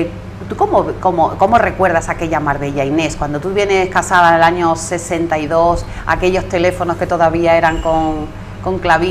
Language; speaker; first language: Spanish; native; Spanish